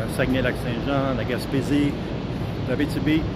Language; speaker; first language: French; native; French